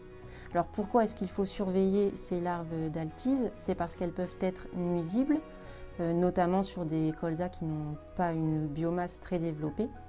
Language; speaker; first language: French; native; French